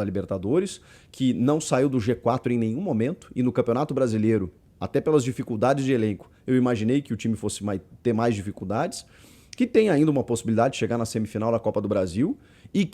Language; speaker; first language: Portuguese; native; Portuguese